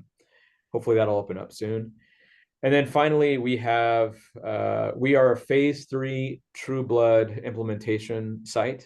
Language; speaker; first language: English; native; English